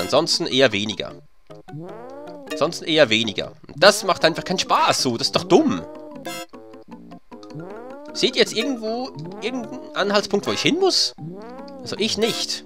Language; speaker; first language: German; native; German